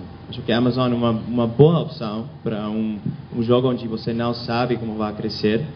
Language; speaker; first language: Portuguese; non-native, fluent; Spanish